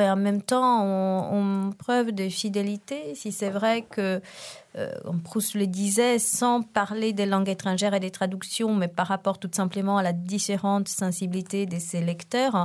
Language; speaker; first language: French; non-native, fluent; Italian